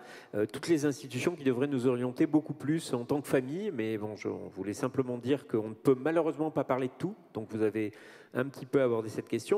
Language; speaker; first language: French; native; French